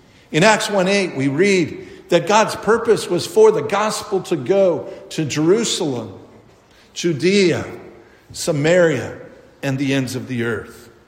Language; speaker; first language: English; native; English